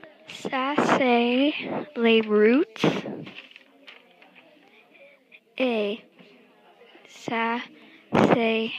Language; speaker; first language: French; non-native, learner; English